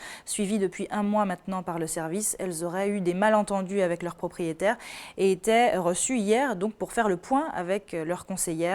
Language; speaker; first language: French; native; French